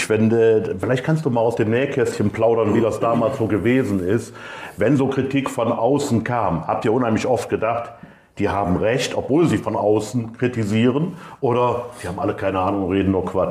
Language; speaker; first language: German; native; German